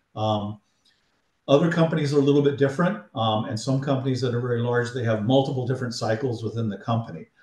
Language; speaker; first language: English; native; English